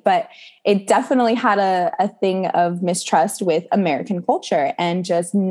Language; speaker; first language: English; native; English